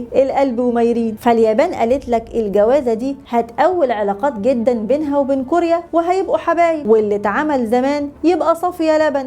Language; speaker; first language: Arabic; native; Arabic